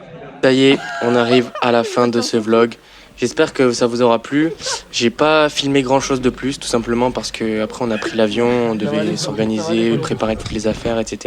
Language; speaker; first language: French; native; French